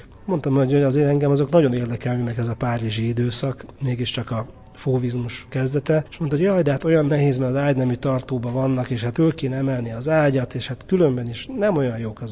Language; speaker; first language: Hungarian; native; Hungarian